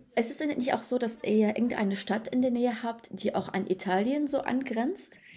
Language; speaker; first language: German; native; German